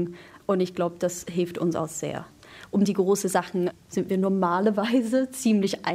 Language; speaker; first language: German; non-native, fluent; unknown